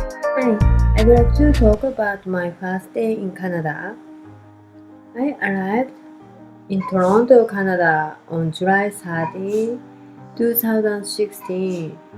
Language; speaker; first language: English; non-native, learner; Japanese